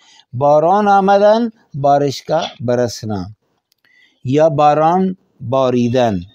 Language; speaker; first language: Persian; non-native, fluent; Urdu